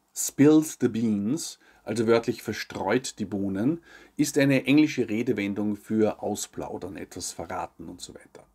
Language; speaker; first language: German; native; German